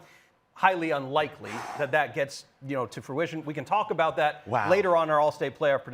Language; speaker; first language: English; native; English